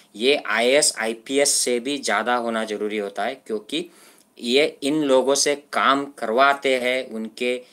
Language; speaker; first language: Hindi; non-native, local second language; Marathi